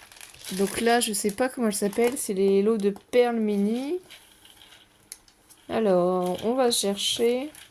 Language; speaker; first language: French; native; French